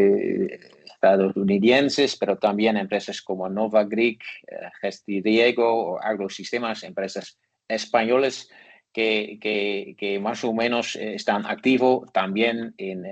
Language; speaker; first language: Spanish; non-native, learner; Dutch